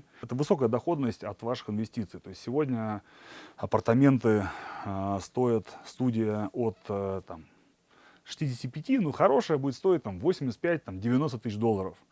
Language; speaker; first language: Russian; native; Russian